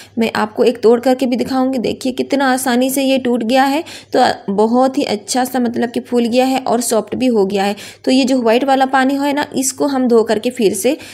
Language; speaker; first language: Hindi; native; Hindi